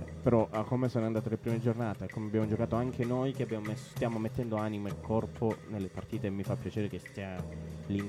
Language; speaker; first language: Italian; native; Italian